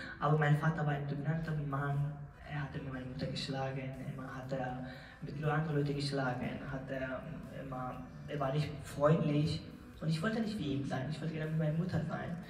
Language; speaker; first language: German; non-native, learner; Persian